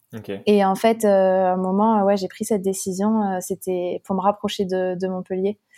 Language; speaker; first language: French; native; French